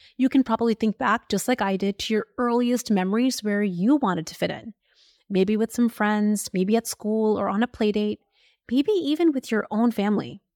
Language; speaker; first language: English; early bilingual, other home language; Hindi